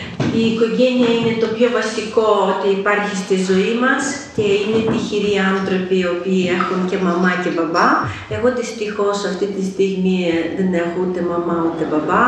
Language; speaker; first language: Greek; non-native, fluent; Ukrainian